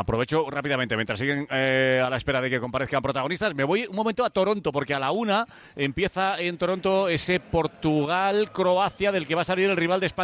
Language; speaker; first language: Spanish; native; Spanish